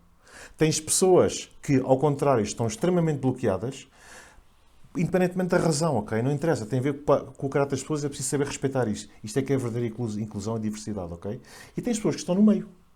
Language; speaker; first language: Portuguese; native; Portuguese